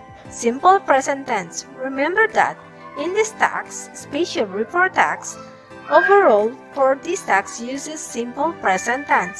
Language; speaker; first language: English; non-native, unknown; Indonesian